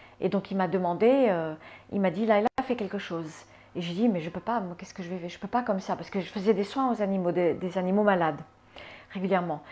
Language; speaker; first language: French; early bilingual, other home language; English